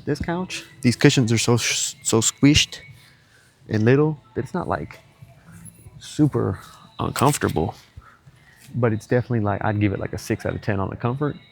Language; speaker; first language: English; native; English